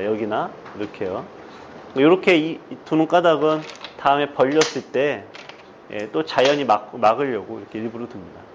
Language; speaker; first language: Korean; native; Korean